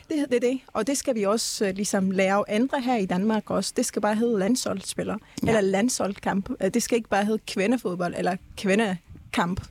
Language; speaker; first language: Danish; early bilingual, other home language; Persian